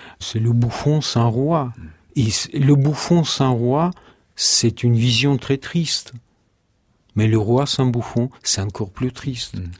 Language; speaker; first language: French; non-native, fluent; Russian